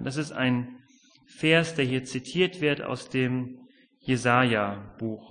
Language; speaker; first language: German; native; German